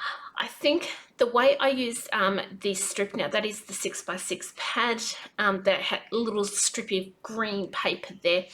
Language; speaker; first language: English; native; English